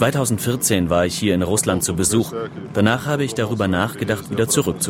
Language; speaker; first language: German; non-native, fluent; Russian